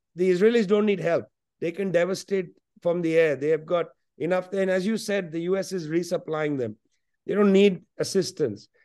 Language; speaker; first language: English; non-native, local second language; Punjabi